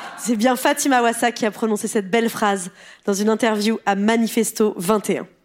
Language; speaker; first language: French; native; French